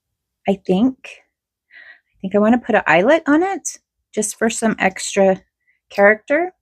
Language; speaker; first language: English; native; English